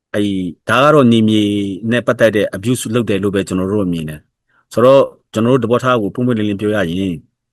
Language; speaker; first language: Burmese; non-native, local second language; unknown